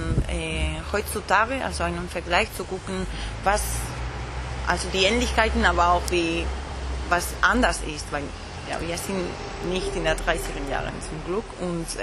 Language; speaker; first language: German; non-native, fluent; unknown